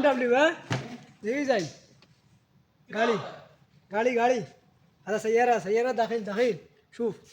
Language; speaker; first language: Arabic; non-native, learner; Bangla